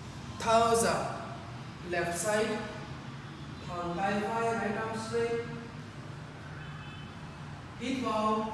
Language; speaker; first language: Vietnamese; non-native, learner; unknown